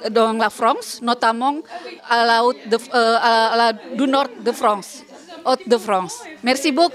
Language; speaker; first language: French; non-native, learner; Indonesian